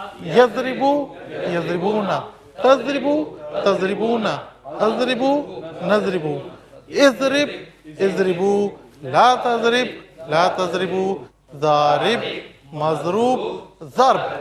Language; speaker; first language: Arabic; non-native, fluent; Urdu